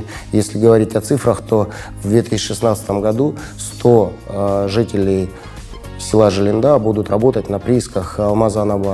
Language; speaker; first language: Russian; native; Russian